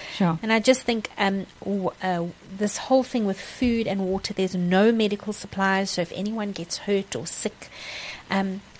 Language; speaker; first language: English; native; English